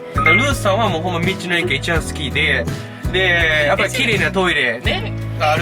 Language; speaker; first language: Japanese; native; Japanese